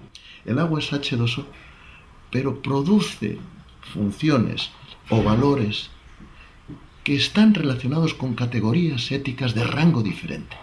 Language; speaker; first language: Spanish; native; Spanish